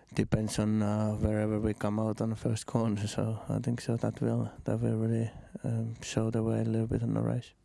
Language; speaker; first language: English; non-native, fluent; Finnish